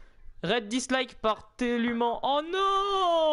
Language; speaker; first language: French; native; French